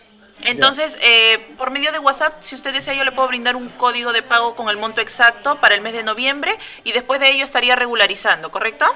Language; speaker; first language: Spanish; native; Spanish